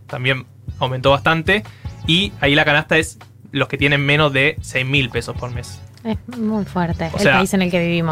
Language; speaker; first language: Spanish; native; Spanish